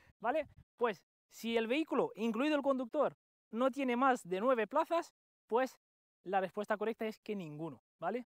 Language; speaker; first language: Spanish; non-native, fluent; Romanian